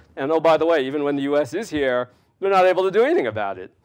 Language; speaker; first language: English; native; English